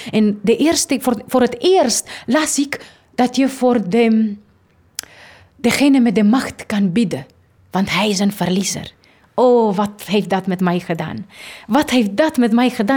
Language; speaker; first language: Dutch; non-native, fluent; Romanian